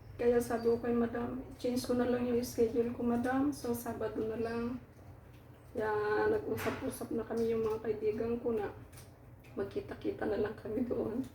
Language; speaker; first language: Filipino; non-native, local second language; Waray